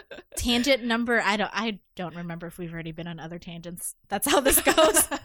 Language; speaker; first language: English; native; English